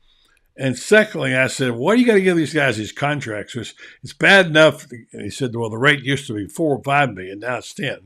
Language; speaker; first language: English; native; English